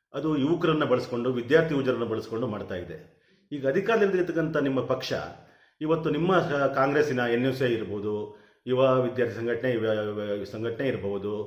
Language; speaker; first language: Kannada; native; Kannada